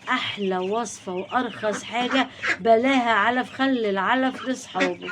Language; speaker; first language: Arabic; native; Arabic